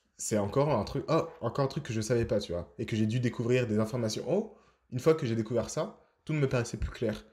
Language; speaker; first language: French; native; French